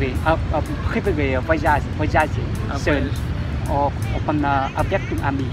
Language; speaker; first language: French; non-native, learner; Vietnamese